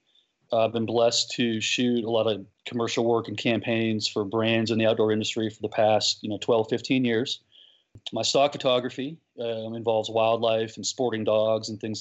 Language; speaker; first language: English; native; English